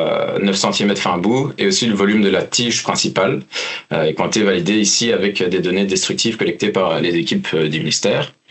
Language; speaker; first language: French; native; French